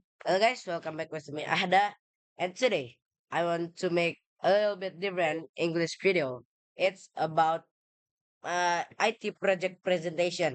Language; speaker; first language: English; non-native, learner; Indonesian